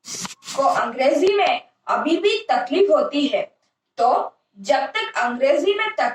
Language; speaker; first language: Hindi; non-native, local second language; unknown